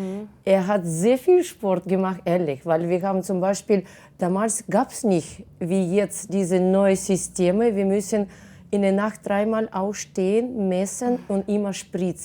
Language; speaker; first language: German; non-native, fluent; Russian